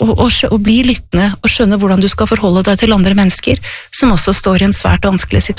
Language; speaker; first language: Norwegian; native; Norwegian